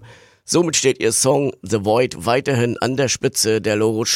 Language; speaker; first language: German; native; German